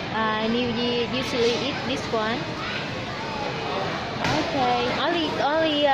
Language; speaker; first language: English; non-native, learner; Vietnamese